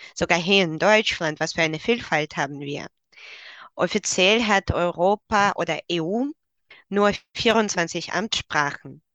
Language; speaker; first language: German; non-native, fluent; Russian